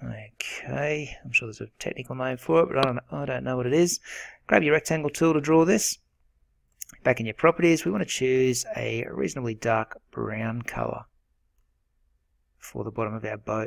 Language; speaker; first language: English; native; English